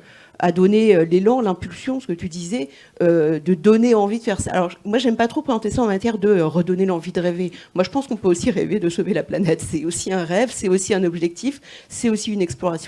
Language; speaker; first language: French; native; French